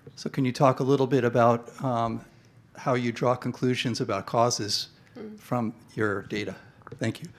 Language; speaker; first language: English; native; English